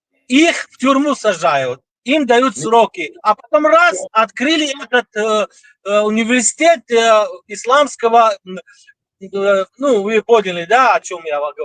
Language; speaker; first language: Russian; non-native, local second language; Tajik